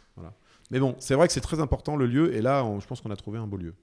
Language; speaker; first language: French; native; French